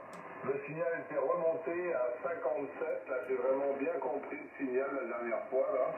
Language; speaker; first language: French; native; French